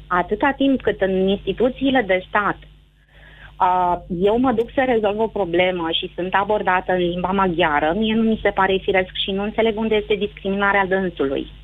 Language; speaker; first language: Romanian; native; Romanian